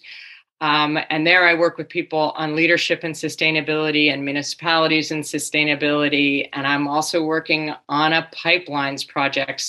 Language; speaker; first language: English; native; English